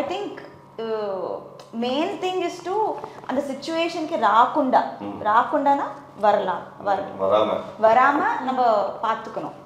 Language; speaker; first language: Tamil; non-native, learner; Telugu